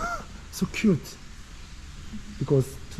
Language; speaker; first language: English; non-native, learner; Korean